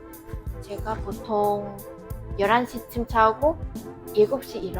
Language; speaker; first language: Korean; non-native, fluent; Vietnamese